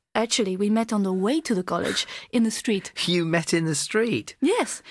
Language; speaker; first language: English; non-native, fluent; Spanish